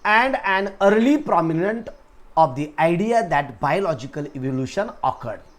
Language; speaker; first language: English; non-native, local second language; Marathi